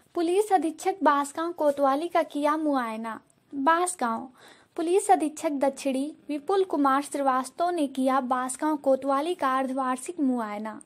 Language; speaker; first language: Hindi; native; Hindi